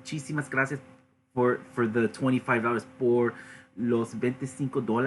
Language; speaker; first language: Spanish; non-native, learner; English